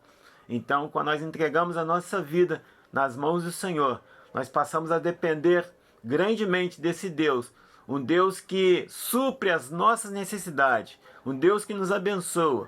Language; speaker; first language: Portuguese; native; Portuguese